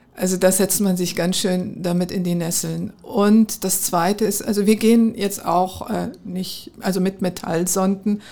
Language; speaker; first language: German; native; German